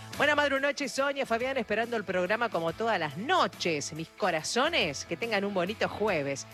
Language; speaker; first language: Spanish; native; Spanish